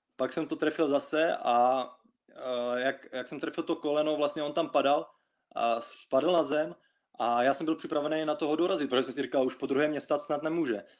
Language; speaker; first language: Czech; early bilingual, other home language; Russian